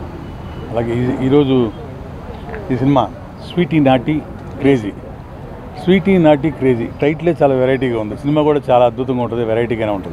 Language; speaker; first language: Telugu; native; Telugu